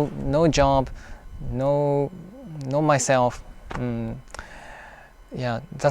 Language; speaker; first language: English; non-native, fluent; Japanese